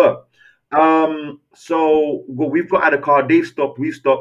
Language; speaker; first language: English; native; English